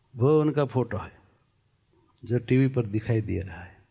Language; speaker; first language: Hindi; non-native, local second language; Gujarati